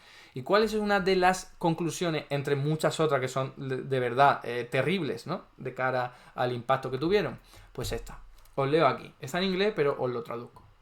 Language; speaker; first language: Spanish; native; Spanish